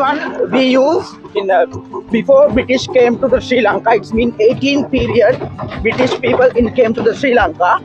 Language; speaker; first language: English; non-native, learner; Sinhala